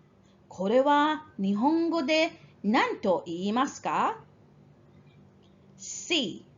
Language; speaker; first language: Japanese; non-native, fluent; English